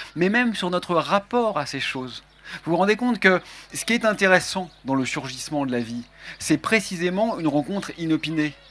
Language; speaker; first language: French; native; French